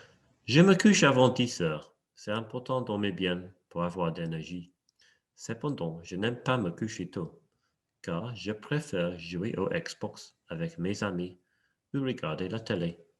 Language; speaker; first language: French; non-native, fluent; English